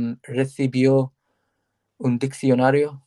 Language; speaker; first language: Spanish; non-native, learner; English